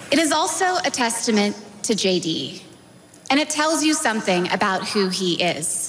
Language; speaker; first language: English; native; English